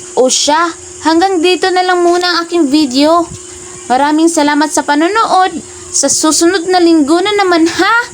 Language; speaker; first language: Filipino; non-native, local second language; Cebuano